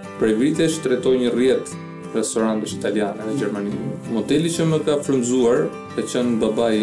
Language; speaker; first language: Albanian; early bilingual, heritage; Albanian